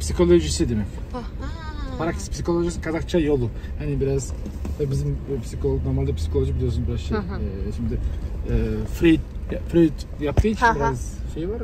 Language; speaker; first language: Turkish; non-native, fluent; Kazakh